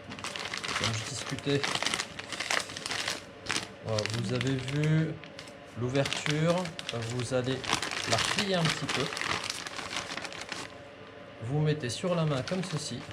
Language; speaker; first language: French; native; French